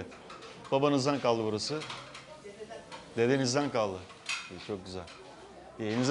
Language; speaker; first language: Turkish; native; Turkish